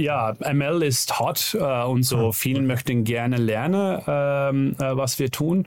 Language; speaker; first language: German; non-native, learner; Dutch